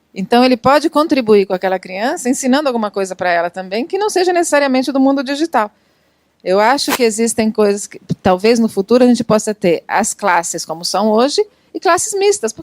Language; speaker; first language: Portuguese; non-native, fluent; Italian